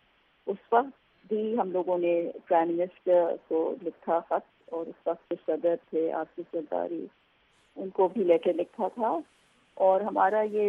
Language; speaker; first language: Urdu; native; Urdu